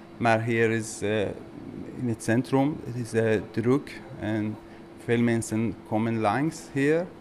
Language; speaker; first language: Dutch; non-native, learner; Persian